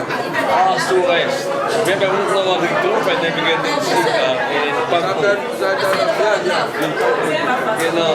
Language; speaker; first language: German; non-native, learner; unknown